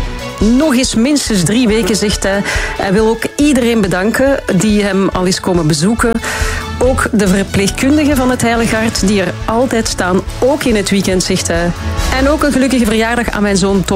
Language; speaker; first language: Dutch; native; Dutch